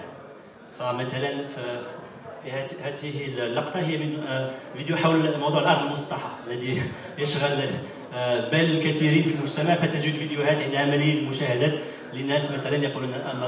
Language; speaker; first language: Arabic; native; Arabic